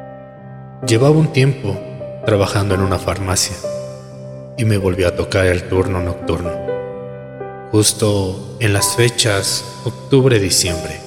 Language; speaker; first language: Spanish; native; Spanish